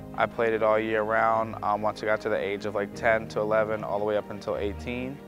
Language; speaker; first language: English; native; English